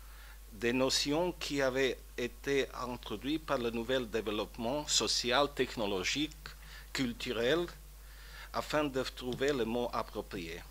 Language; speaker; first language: French; non-native, fluent; Croatian